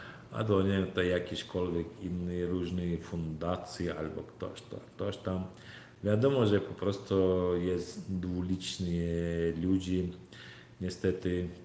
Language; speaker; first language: Polish; non-native, learner; Turkmen